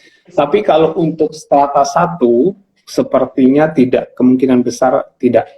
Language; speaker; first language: Indonesian; non-native, local second language; Javanese